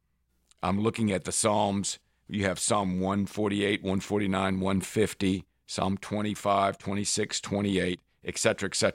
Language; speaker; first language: English; native; English